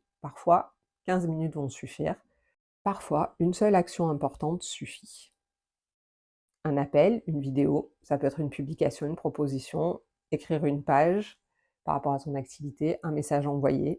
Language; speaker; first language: French; native; French